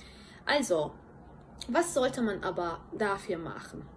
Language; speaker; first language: German; non-native, fluent; Turkish